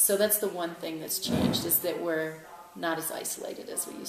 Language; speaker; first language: English; native; English